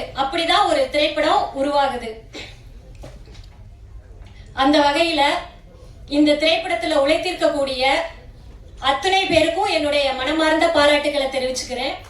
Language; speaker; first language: Tamil; native; Tamil